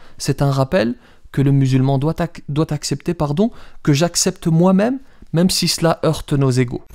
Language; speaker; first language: French; early bilingual, other home language; Riffian